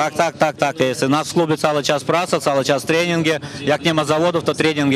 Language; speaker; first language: Polish; non-native, learner; Russian